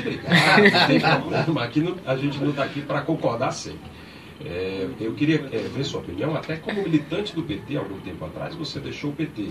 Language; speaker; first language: Portuguese; native; Portuguese